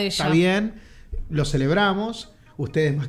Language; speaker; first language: Spanish; native; Spanish